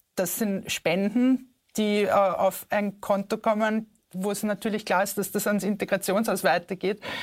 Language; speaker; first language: German; native; German